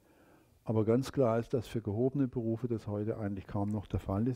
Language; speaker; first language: German; native; German